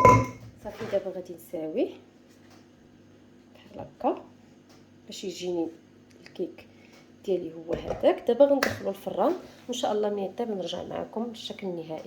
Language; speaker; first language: Arabic; native; Arabic